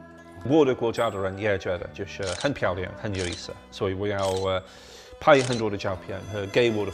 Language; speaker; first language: Chinese; non-native, learner; English